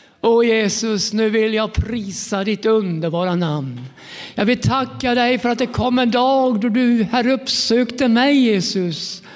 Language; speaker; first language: Swedish; native; Swedish